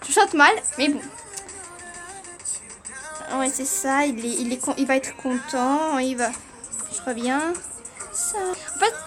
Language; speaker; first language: French; early bilingual, other home language; Portuguese